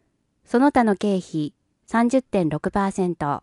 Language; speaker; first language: Japanese; native; Japanese